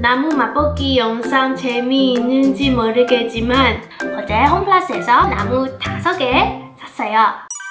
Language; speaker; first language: Korean; non-native, fluent; Chinese